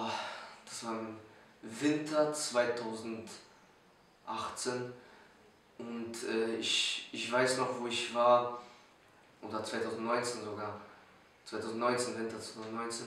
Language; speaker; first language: German; early bilingual, other home language; Polish